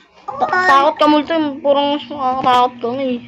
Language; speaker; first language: Filipino; native; Filipino